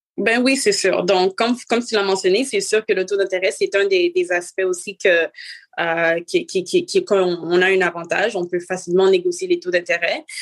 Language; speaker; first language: French; native; French